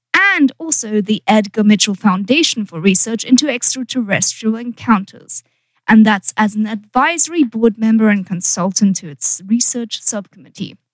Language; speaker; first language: English; native; English